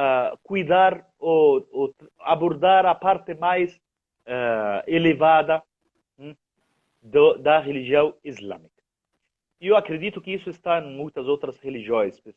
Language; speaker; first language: Portuguese; non-native, fluent; Arabic